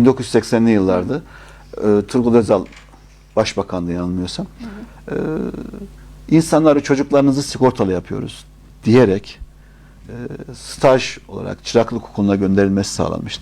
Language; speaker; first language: Turkish; native; Turkish